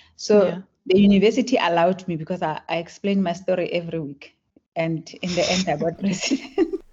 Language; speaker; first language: English; non-native, local second language; Tswana